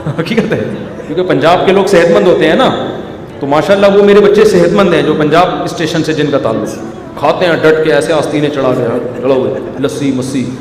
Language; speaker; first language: Urdu; native; Urdu